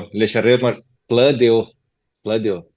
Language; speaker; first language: French; non-native, learner; Portuguese